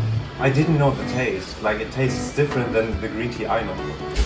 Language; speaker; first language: English; non-native, fluent; German